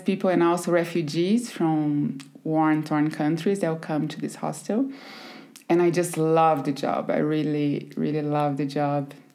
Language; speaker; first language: English; non-native, fluent; Portuguese